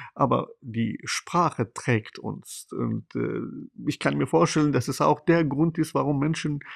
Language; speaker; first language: German; non-native, fluent; Persian